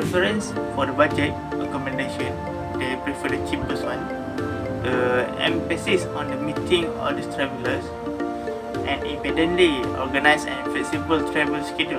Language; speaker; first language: English; non-native, learner; Malay